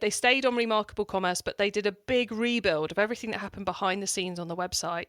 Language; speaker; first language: English; native; English